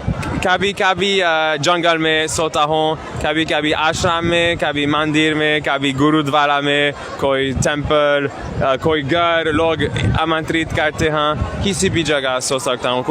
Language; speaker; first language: Hindi; non-native, learner; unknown